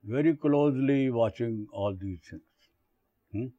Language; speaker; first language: English; non-native, local second language; Punjabi